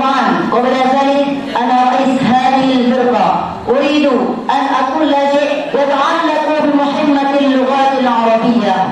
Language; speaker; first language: Arabic; non-native, learner; Indonesian